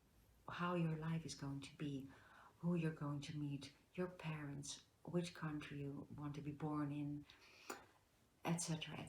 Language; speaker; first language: English; non-native, fluent; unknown